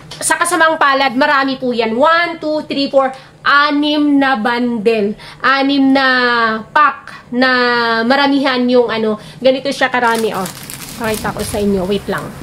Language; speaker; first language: Filipino; non-native, local second language; Cebuano